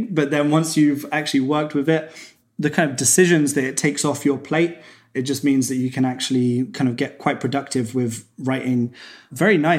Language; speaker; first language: English; native; English